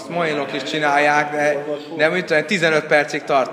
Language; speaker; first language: Hungarian; native; Hungarian